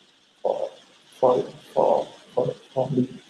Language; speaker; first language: English; non-native, learner; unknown